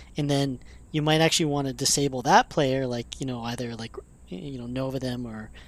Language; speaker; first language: English; native; English